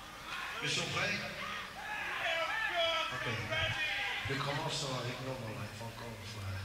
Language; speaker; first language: French; non-native, learner; English